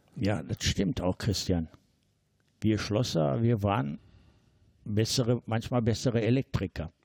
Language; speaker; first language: German; non-native, fluent; Turkish